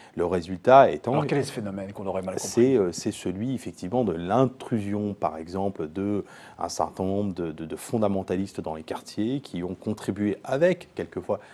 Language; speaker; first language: French; native; French